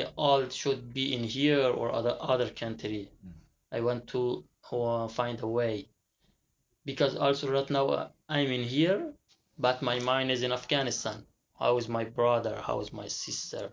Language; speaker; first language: English; non-native, learner; Persian